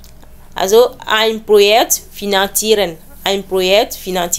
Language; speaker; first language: German; non-native, learner; French